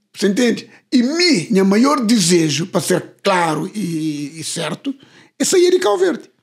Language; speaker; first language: Portuguese; non-native, local second language; Kabuverdianu